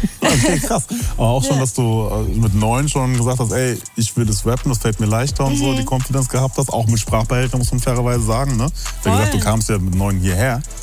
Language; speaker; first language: German; native; German